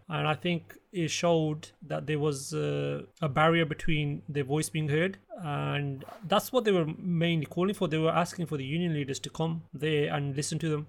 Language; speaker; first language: English; early bilingual, other home language; Punjabi